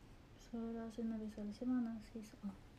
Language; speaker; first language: Spanish; non-native, learner; Japanese